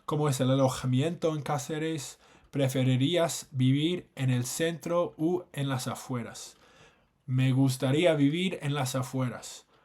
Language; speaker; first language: Spanish; non-native, fluent; English